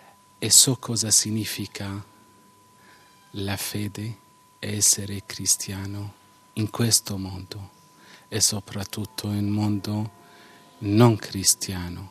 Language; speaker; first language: Italian; non-native, fluent; Arabic